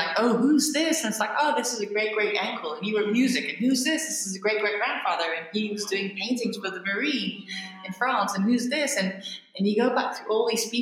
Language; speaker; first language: English; non-native, local second language; French